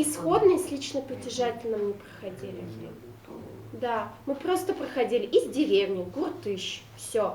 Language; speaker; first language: Russian; non-native, local second language; Udmurt